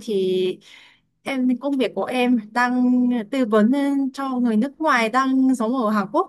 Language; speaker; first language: Vietnamese; non-native, learner; Korean